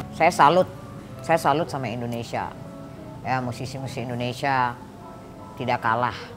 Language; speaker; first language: Indonesian; early bilingual, heritage; Indonesian